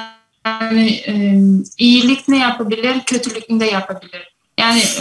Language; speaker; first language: Turkish; non-native, learner; Kumyk